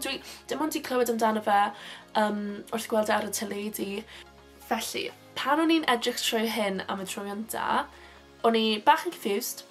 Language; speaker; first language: Welsh; non-native, local second language; English